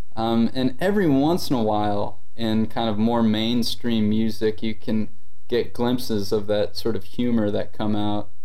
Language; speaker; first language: English; native; English